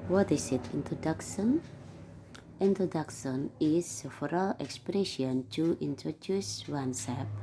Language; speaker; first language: English; non-native, learner; Indonesian